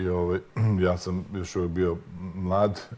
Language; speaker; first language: Serbian; native; Serbian